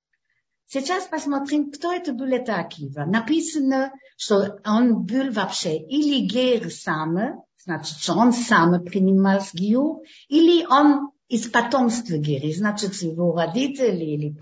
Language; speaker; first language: Russian; early bilingual, heritage; Hebrew